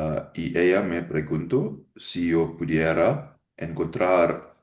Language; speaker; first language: Spanish; non-native, learner; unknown